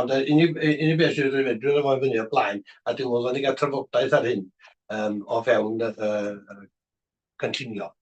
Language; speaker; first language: Welsh; native; Welsh